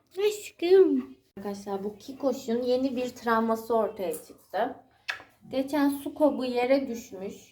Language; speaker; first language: Turkish; native; Turkish